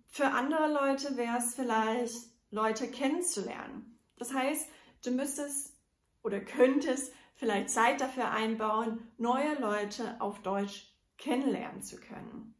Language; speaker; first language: German; non-native, fluent; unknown